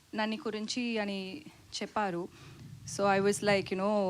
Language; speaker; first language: Telugu; non-native, learner; Tamil